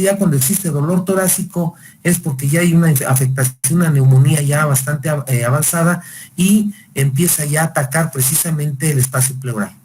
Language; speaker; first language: Spanish; native; Spanish